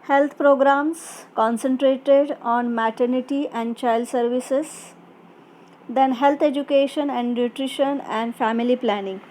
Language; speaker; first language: English; non-native, local second language; Marathi